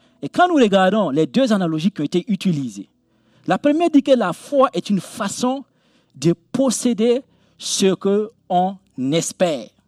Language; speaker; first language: French; non-native, local second language; Mossi